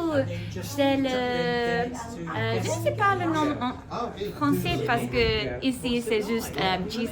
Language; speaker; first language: French; non-native, learner; English